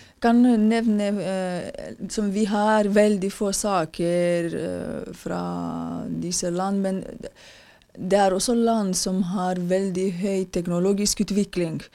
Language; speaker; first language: Norwegian; non-native, fluent; Romanian